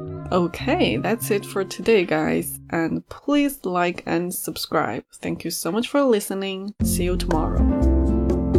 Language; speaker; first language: English; non-native, fluent; Chinese